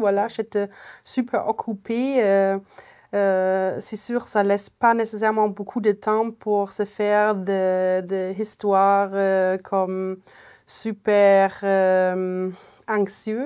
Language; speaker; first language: French; non-native, fluent; German